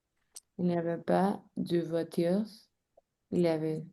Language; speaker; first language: French; non-native, learner; English